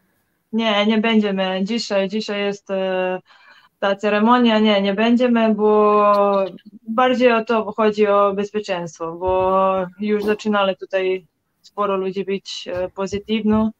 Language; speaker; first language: Polish; non-native, learner; Serbian